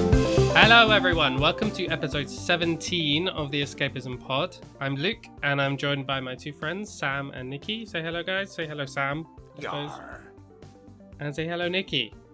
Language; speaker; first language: English; native; English